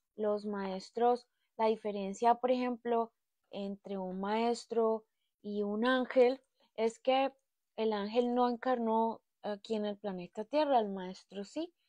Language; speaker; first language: Spanish; native; Spanish